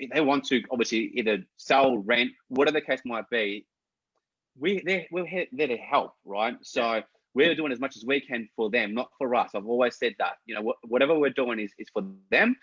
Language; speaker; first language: English; native; English